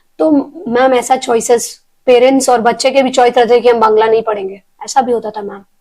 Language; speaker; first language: Hindi; native; Hindi